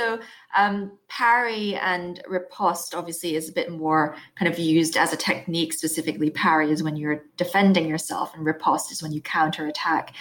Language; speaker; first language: English; non-native, local second language; Cantonese